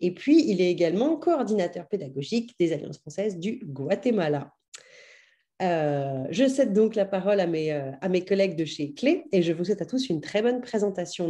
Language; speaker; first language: French; native; French